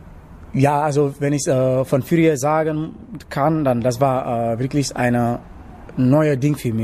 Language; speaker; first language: German; non-native, learner; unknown